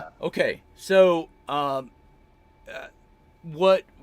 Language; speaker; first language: English; native; English